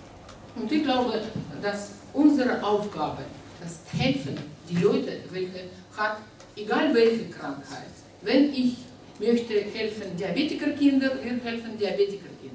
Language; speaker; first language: German; non-native, learner; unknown